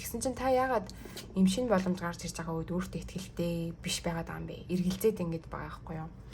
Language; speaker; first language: Mongolian; early bilingual, heritage; Mongolian